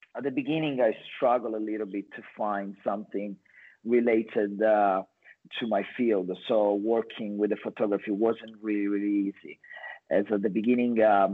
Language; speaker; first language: English; non-native, fluent; Italian